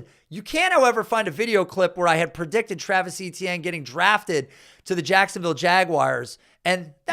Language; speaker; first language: English; native; English